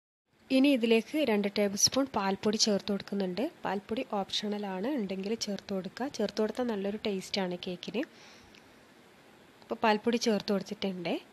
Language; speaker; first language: Malayalam; native; Malayalam